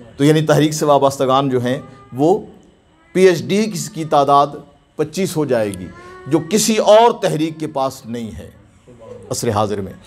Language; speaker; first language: Urdu; non-native, local second language; Punjabi